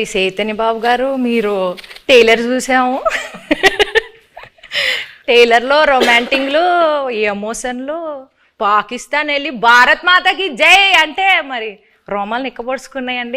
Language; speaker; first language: Telugu; native; Telugu